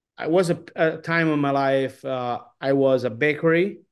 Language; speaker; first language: English; non-native, learner; Italian